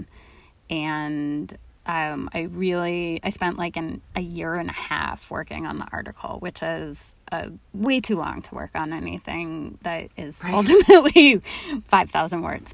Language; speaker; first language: English; native; English